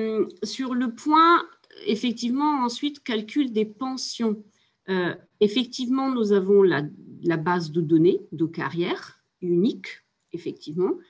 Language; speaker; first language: French; native; French